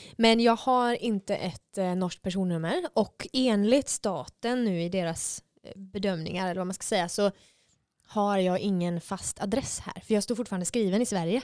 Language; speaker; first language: Swedish; native; Swedish